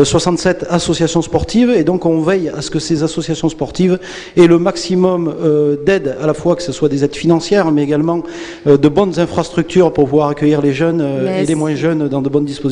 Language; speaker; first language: French; native; French